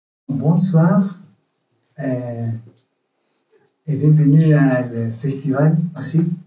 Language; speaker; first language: French; non-native, learner; Spanish